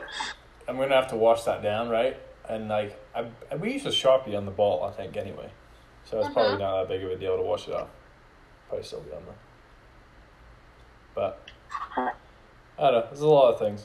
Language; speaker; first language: English; native; English